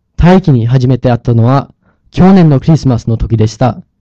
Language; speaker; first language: Japanese; non-native, learner; English